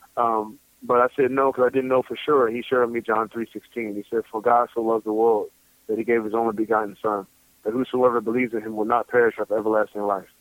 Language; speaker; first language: English; native; English